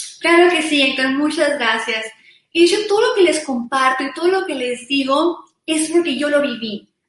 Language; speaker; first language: Spanish; early bilingual, heritage; Spanish